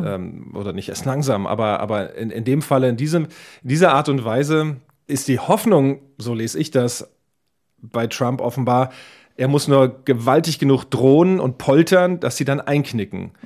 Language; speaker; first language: German; native; German